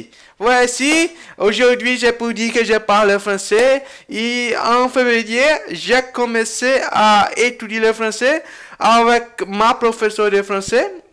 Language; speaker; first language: French; non-native, learner; Portuguese